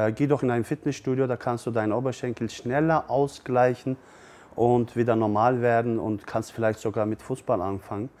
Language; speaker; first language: German; early bilingual, other home language; Turkish